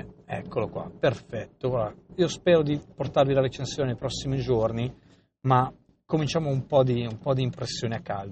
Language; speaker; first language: Italian; native; Italian